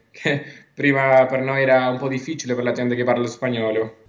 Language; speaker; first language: Italian; non-native, learner; Spanish